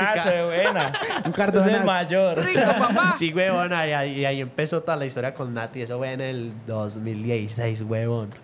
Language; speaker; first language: Spanish; native; Spanish